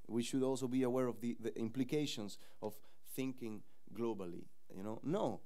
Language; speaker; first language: English; non-native, fluent; Spanish